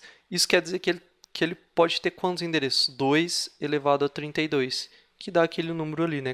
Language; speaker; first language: Portuguese; native; Portuguese